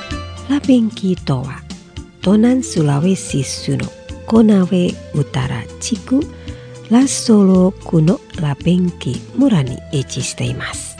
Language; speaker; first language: Japanese; non-native, fluent; Indonesian